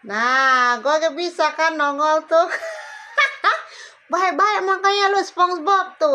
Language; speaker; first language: Indonesian; native; Indonesian